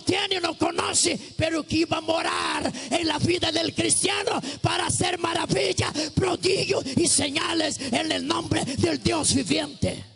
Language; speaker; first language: Spanish; non-native, fluent; Portuguese